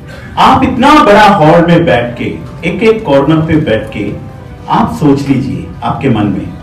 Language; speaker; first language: Hindi; non-native, fluent; Bangla